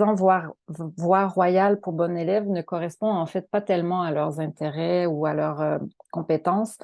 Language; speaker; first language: French; native; French